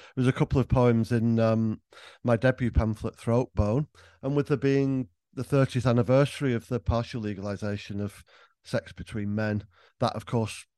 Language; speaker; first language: English; native; English